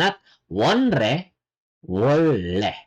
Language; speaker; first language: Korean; non-native, fluent; Filipino